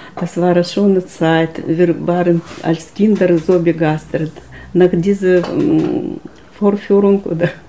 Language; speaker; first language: German; non-native, learner; Russian